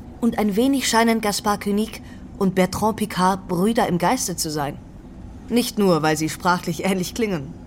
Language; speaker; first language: German; native; German